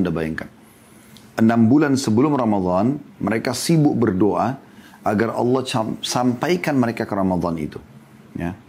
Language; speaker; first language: Indonesian; native; Indonesian